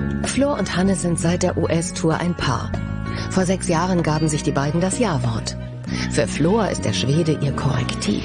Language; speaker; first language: German; native; German